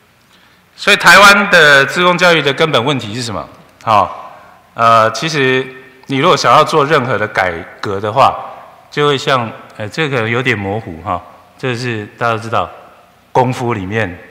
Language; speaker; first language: Chinese; native; Chinese